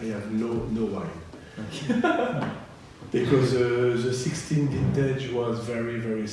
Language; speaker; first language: English; non-native, learner; French